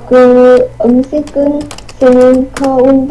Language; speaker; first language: Korean; non-native, learner; Vietnamese